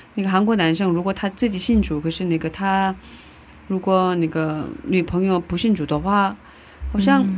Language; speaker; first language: Chinese; non-native, fluent; Korean